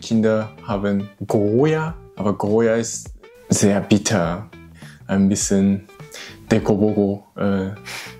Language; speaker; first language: German; non-native, learner; Japanese